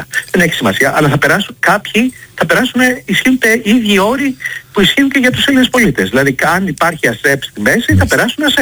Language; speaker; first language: Greek; native; Greek